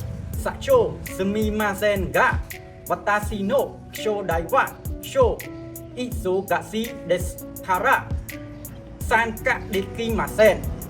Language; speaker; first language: Japanese; non-native, learner; Khmer